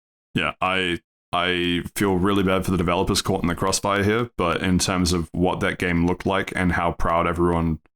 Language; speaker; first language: English; native; English